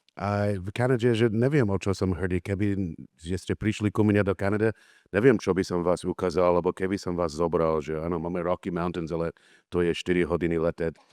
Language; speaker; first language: Slovak; non-native, learner; English